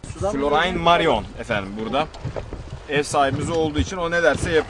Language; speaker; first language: Turkish; native; Turkish